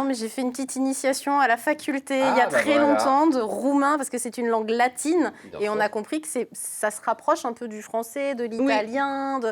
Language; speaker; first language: French; native; French